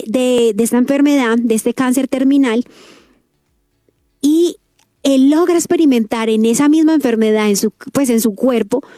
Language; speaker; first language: Spanish; native; Spanish